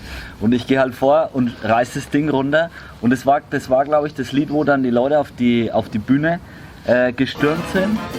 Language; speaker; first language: German; native; German